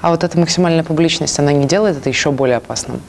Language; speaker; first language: Russian; native; Russian